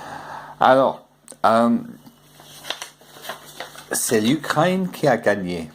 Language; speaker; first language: French; non-native, fluent; English